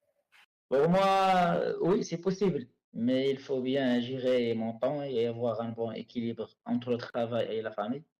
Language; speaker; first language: French; non-native, learner; Arabic